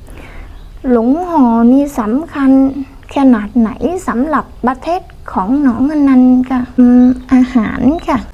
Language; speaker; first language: Thai; non-native, learner; Vietnamese